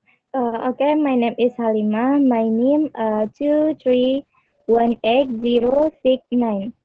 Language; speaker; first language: English; non-native, learner; Indonesian